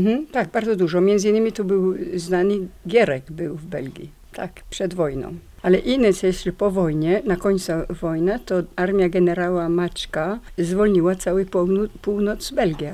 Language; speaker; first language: Polish; non-native, learner; French